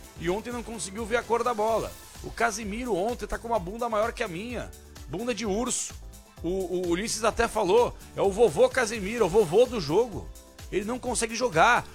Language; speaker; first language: Portuguese; native; Portuguese